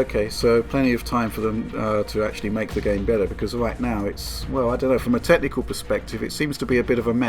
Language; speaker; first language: English; native; English